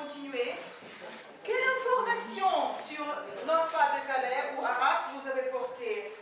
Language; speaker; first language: French; non-native, fluent; Ukrainian